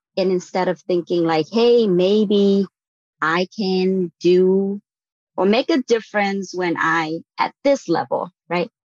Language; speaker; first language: English; non-native, fluent; Vietnamese